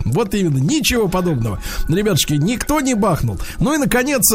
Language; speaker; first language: Russian; native; Russian